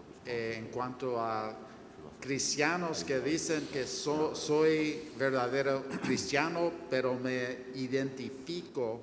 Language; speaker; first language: Spanish; non-native, fluent; English